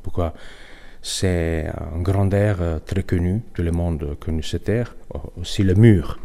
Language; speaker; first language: French; non-native, learner; Italian